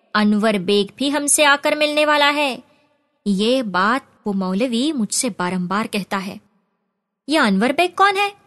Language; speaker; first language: Hindi; non-native, local second language; Marathi